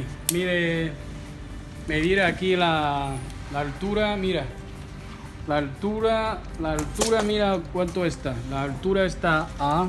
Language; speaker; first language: Spanish; non-native, fluent; Chinese